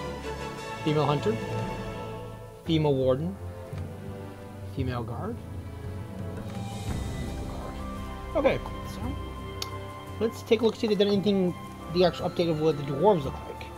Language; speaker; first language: English; native; English